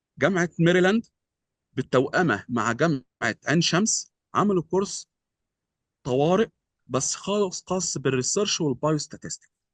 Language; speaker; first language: Egyptian Arabic; native; Egyptian Arabic